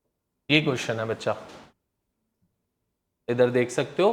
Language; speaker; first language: Hindi; native; Hindi